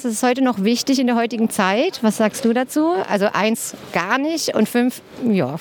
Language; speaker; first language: German; native; German